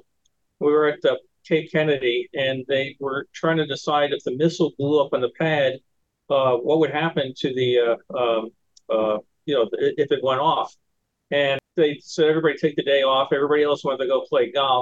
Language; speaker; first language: English; native; English